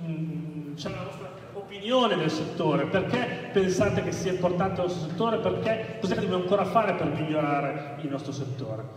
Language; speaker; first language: Italian; native; Italian